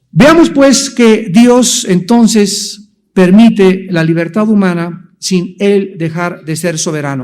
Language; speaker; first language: Spanish; native; Spanish